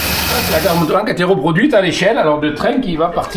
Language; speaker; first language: French; native; French